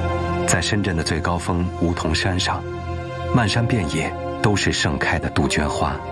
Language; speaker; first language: Chinese; native; Chinese